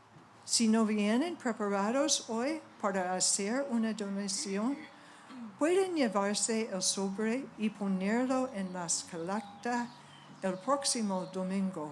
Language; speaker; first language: Spanish; non-native, fluent; English